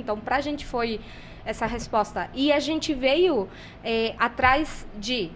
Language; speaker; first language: Portuguese; non-native, fluent; Spanish